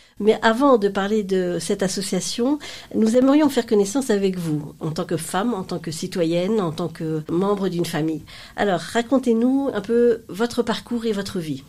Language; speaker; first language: French; native; French